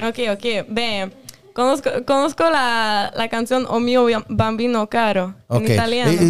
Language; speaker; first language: Spanish; non-native, local second language; French